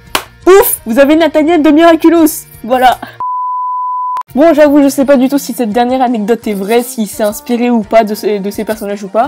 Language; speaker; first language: French; native; French